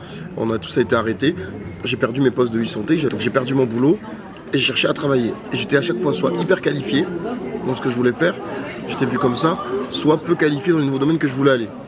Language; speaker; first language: French; native; French